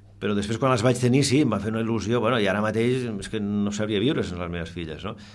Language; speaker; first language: Catalan; non-native, local second language; Spanish